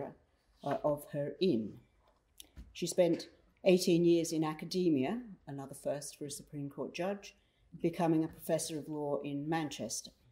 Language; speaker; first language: English; native; English